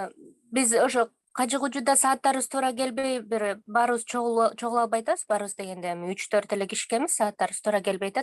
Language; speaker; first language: Kyrgyz; native; Kyrgyz